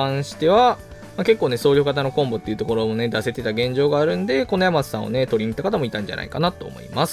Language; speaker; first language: Japanese; native; Japanese